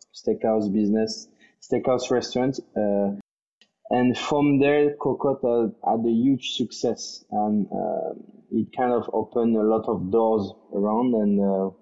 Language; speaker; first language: English; non-native, fluent; French